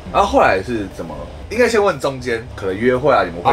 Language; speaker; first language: Chinese; native; Chinese